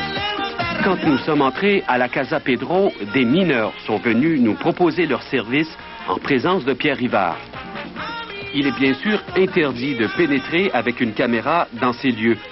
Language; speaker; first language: French; native; French